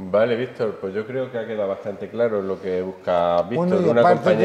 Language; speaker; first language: Spanish; native; Spanish